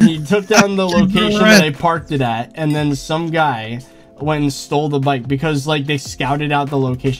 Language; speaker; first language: English; native; English